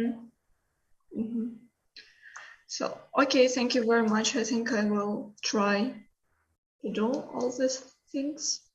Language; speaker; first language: English; non-native, learner; Russian